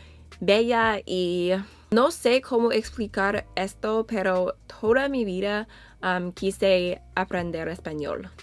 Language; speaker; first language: Spanish; non-native, learner; English